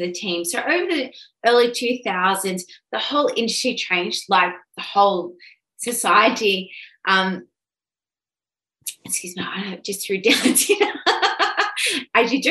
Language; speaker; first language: English; native; English